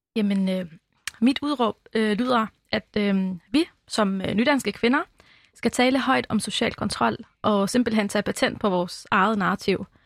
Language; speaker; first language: Danish; early bilingual, other home language; Arabic